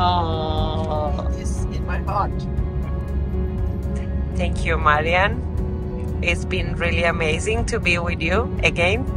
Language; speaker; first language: English; non-native, fluent; Italian